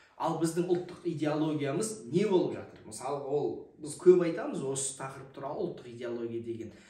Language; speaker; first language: Kazakh; native; Kazakh